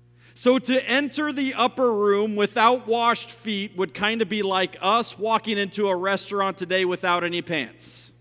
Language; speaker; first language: English; native; English